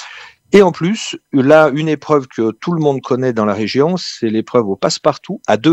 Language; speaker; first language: French; native; French